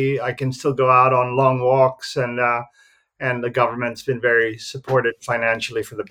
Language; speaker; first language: English; native; English